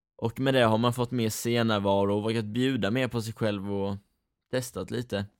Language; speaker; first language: Swedish; native; Swedish